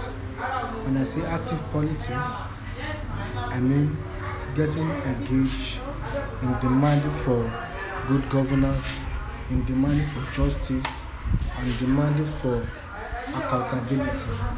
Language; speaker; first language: English; non-native, local second language; Yoruba